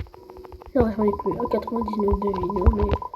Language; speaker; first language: French; native; French